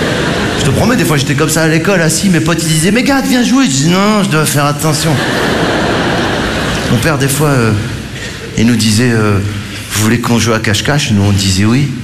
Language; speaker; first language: French; native; French